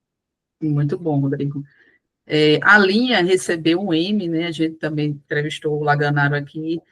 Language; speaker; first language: Portuguese; native; Portuguese